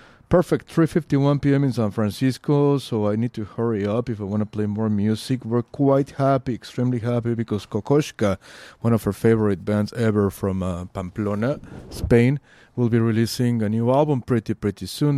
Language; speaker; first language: English; non-native, fluent; Spanish